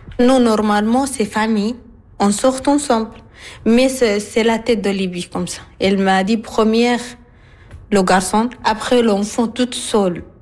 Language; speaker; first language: French; non-native, learner; Arabic